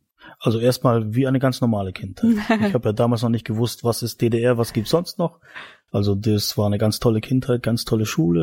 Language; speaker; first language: German; native; German